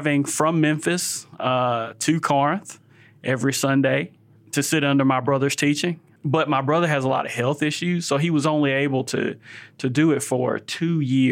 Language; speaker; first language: English; native; English